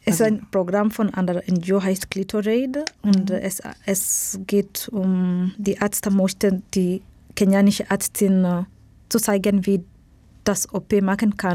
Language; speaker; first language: German; non-native, learner; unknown